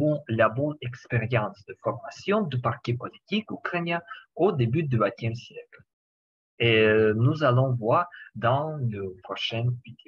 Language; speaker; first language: French; non-native, learner; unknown